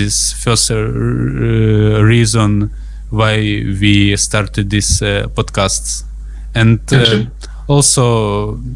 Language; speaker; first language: English; non-native, learner; Russian